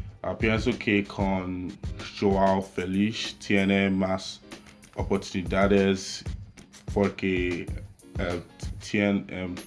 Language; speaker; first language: Spanish; non-native, learner; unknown